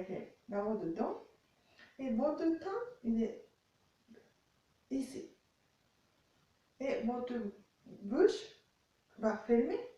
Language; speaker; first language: French; non-native, learner; Japanese